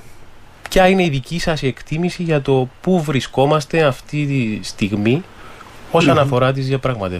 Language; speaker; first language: Greek; native; Greek